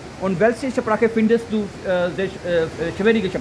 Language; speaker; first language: German; non-native, learner; Urdu